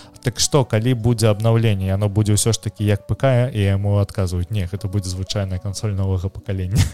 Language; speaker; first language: Belarusian; non-native, local second language; Russian